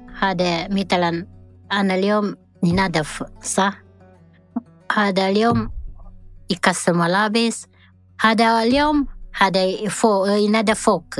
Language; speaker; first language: Arabic; non-native, learner; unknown